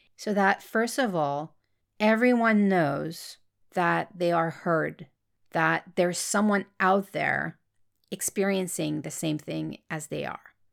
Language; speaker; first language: English; non-native, fluent; French